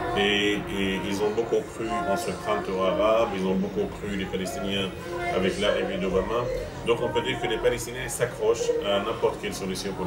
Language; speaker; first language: French; non-native, fluent; Arabic